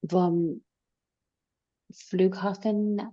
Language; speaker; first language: German; non-native, learner; English